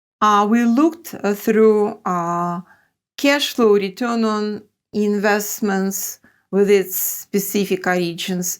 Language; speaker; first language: English; non-native, fluent; Russian